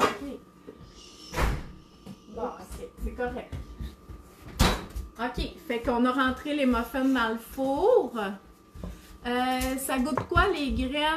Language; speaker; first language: French; native; French